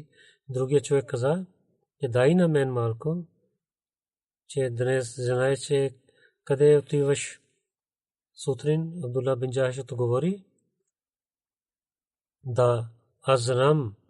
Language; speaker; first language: Bulgarian; non-native, learner; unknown